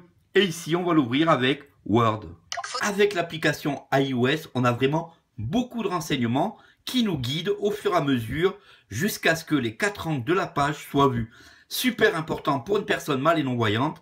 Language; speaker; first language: French; native; French